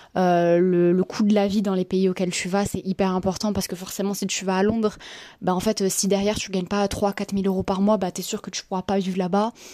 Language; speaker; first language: French; native; French